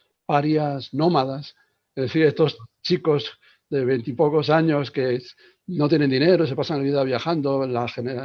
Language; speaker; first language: Spanish; native; Spanish